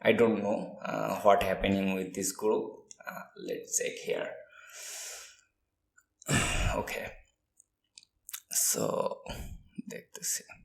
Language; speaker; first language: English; non-native, learner; Bangla